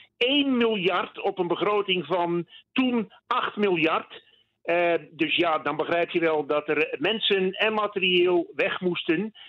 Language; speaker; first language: Dutch; native; Dutch